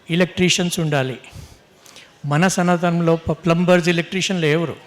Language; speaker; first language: Telugu; non-native, local second language; Hindi